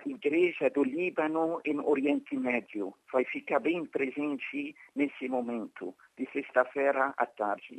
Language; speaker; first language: Portuguese; non-native, fluent; Arabic